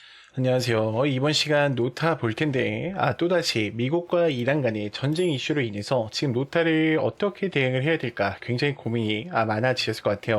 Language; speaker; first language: Korean; native; Korean